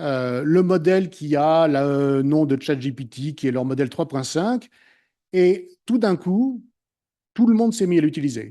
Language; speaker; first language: French; native; French